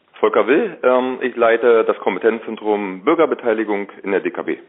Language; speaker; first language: German; native; German